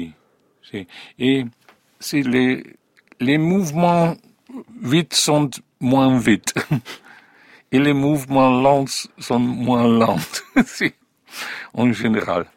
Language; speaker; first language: French; non-native, fluent; Hungarian